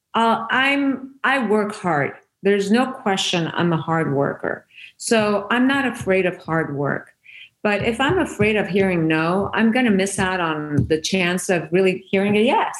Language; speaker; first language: English; non-native, fluent; Persian